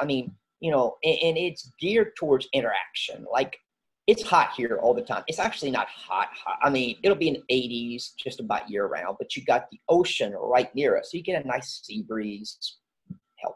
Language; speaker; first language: English; native; English